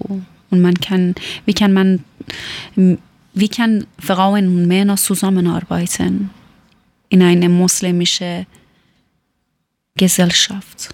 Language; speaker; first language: German; non-native, learner; Persian